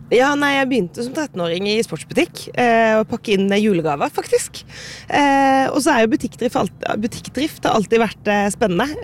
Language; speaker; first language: Norwegian; native; Norwegian